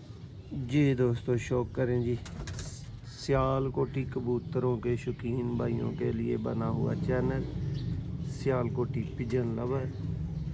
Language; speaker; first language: Hindi; non-native, local second language; Punjabi